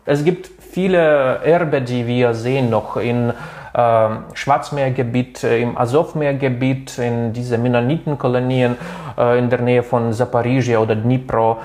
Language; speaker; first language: German; non-native, local second language; Russian